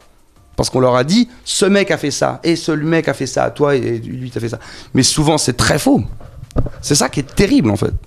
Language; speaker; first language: French; native; French